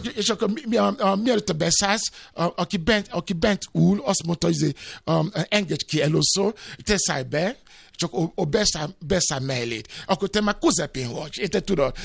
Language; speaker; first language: Hungarian; non-native, learner; Yoruba